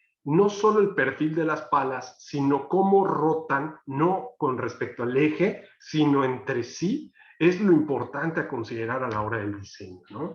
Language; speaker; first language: Spanish; native; Spanish